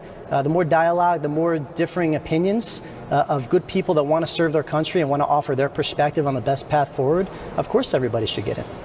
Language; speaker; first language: English; native; English